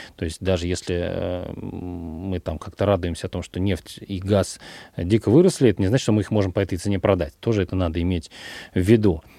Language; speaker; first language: Russian; native; Russian